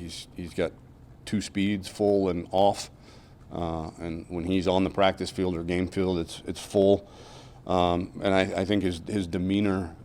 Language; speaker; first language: English; native; English